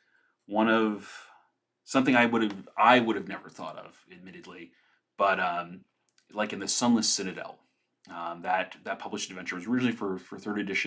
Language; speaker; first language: English; native; English